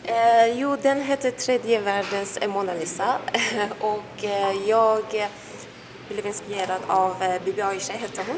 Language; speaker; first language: Swedish; non-native, fluent; Persian